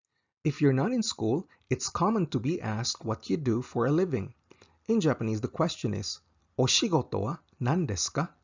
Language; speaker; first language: English; non-native, fluent; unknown